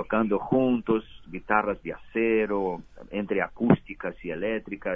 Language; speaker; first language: Spanish; non-native, fluent; Portuguese